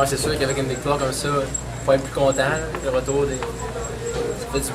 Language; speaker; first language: French; native; French